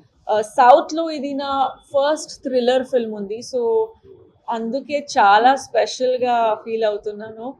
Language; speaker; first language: Telugu; non-native, local second language; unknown